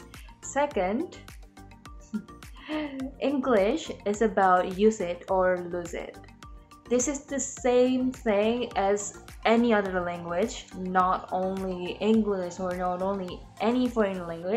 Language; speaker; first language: English; non-native, learner; Indonesian